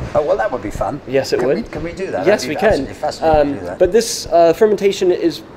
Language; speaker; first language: English; native; English